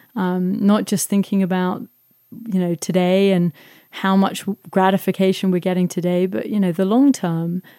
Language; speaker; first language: English; native; English